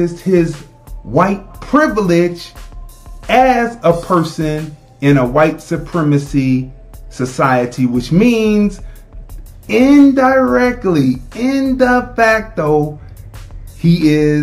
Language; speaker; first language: English; native; English